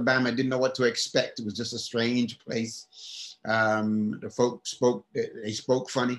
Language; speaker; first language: English; native; English